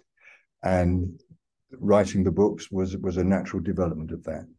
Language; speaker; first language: English; native; English